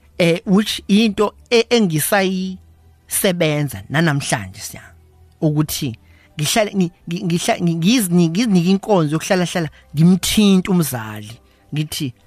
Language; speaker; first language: Zulu; native; Zulu